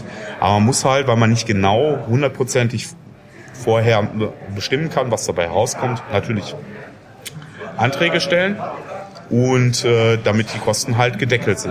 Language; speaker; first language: German; native; German